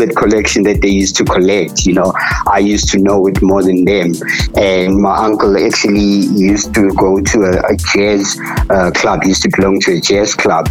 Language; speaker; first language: English; non-native, local second language; Zulu